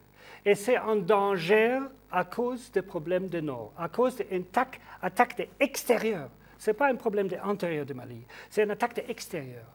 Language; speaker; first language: French; non-native, learner; German